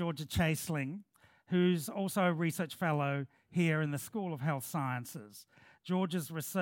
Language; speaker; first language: English; native; English